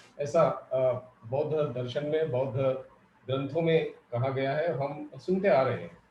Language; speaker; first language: Hindi; non-native, local second language; Marathi